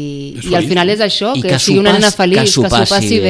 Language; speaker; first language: Catalan; native; Catalan